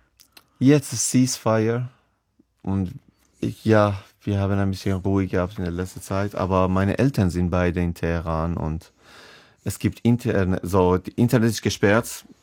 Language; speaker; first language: German; non-native, fluent; Persian